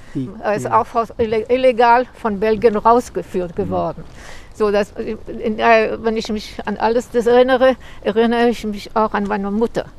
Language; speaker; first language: German; early bilingual, heritage; German